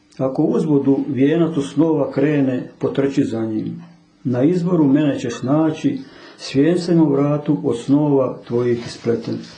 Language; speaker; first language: Croatian; native; Croatian